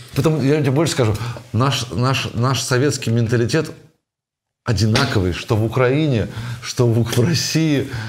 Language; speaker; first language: Russian; native; Russian